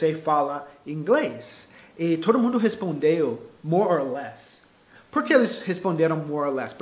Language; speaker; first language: Portuguese; non-native, fluent; English